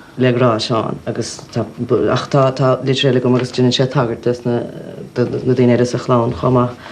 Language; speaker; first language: Irish; native; Irish